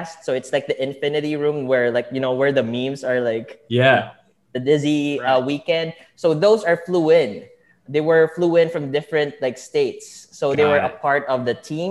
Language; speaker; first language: English; non-native, local second language; Filipino